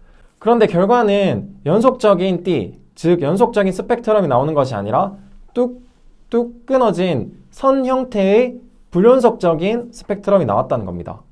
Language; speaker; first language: Korean; native; Korean